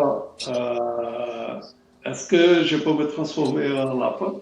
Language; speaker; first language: French; non-native, learner; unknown